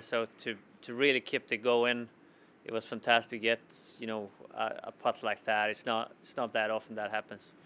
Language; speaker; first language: English; non-native, fluent; Swedish